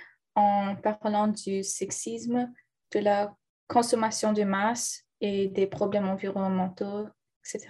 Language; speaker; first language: French; non-native, learner; English